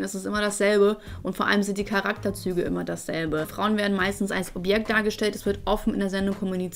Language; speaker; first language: German; native; German